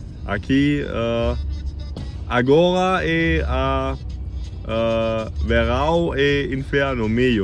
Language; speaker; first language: Portuguese; non-native, learner; German